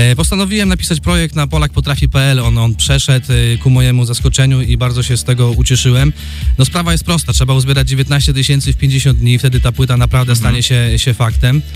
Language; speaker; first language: Polish; native; Polish